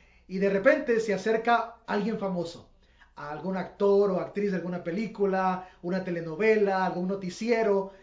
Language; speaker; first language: Spanish; native; Spanish